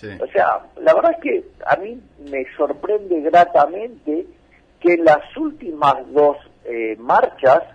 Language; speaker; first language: Spanish; native; Spanish